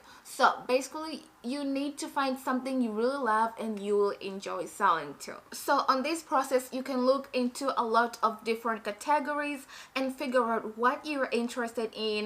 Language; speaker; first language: English; non-native, fluent; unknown